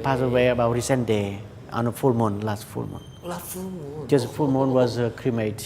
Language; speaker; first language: English; non-native, learner; Khmer